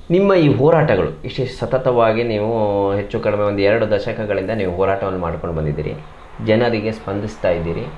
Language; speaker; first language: Kannada; native; Kannada